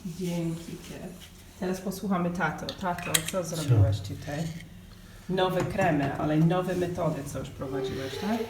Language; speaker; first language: Polish; non-native, learner; English